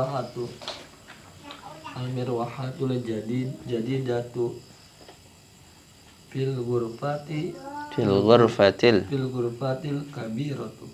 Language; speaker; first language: Arabic; non-native, learner; Indonesian